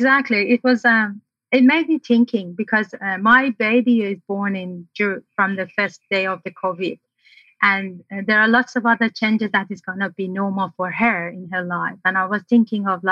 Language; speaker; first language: English; non-native, fluent; Persian